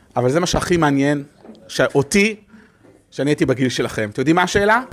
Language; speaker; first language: Hebrew; native; Hebrew